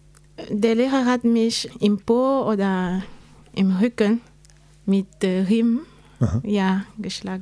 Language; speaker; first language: German; non-native, learner; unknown